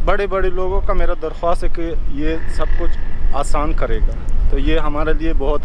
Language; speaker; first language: Hindi; non-native, learner; Pashto